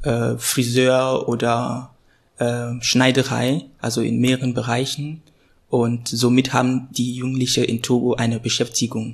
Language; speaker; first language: German; non-native, fluent; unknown